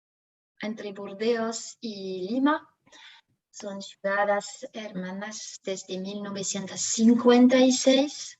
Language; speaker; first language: Spanish; non-native, fluent; French